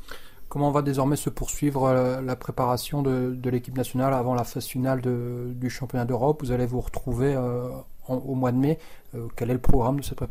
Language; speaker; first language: French; native; French